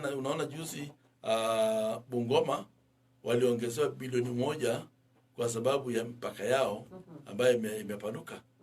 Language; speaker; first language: Swahili; non-native, local second language; Turkmen